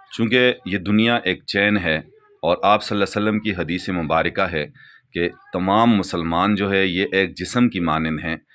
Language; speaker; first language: Urdu; non-native, local second language; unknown